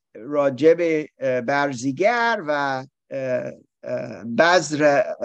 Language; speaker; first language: Persian; non-native, learner; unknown